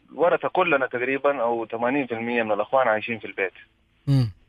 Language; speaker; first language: Arabic; native; Arabic